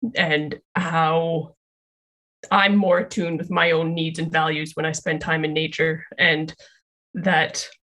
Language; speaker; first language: English; native; English